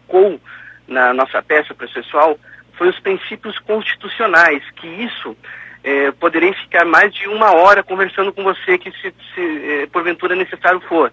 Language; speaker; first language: Portuguese; native; Portuguese